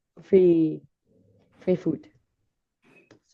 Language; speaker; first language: English; non-native, learner; Portuguese